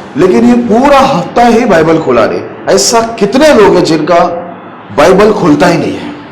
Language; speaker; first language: Hindi; non-native, local second language; Marathi